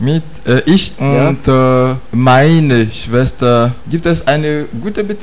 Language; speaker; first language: German; non-native, learner; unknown